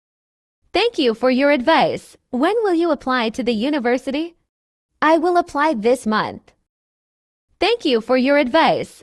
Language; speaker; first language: English; non-native, fluent; Burmese